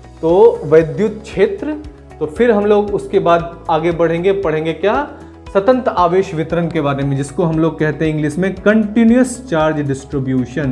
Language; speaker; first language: Hindi; native; Hindi